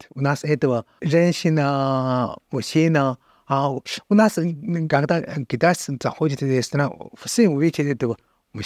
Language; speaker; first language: Russian; non-native, learner; Chinese